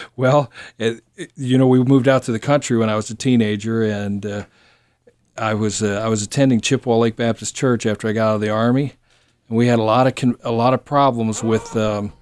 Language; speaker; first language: English; native; English